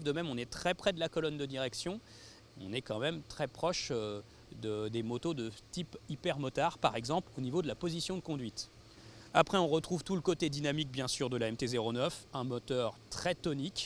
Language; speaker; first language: French; native; French